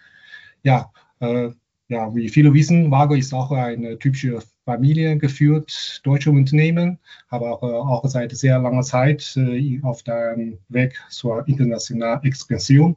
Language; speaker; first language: German; non-native, fluent; Chinese